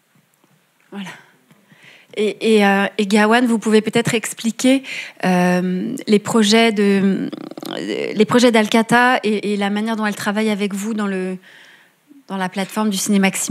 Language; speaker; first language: French; native; French